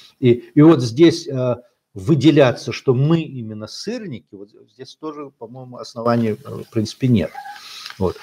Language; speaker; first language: Russian; non-native, local second language; Chechen